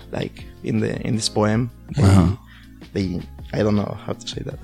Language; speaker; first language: English; non-native, learner; Spanish